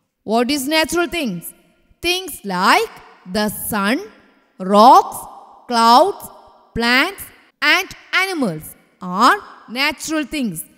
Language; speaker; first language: English; non-native, local second language; Malayalam